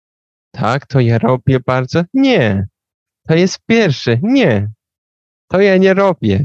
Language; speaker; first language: Polish; non-native, learner; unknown